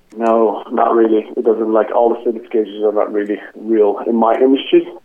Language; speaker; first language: English; non-native, fluent; Dutch